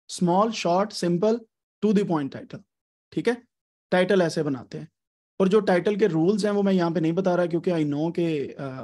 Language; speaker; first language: Urdu; native; Urdu